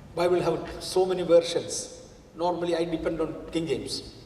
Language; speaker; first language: English; non-native, local second language; Malayalam